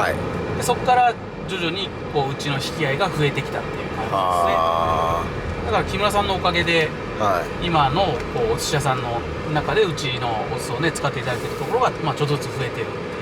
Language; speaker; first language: Japanese; native; Japanese